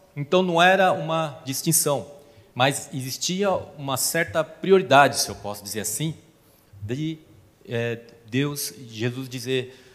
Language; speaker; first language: Portuguese; non-native, fluent; Korean